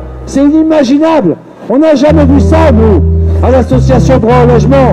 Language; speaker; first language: French; native; French